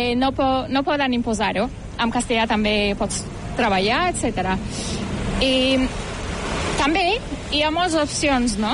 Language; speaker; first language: Catalan; non-native, fluent; Turkish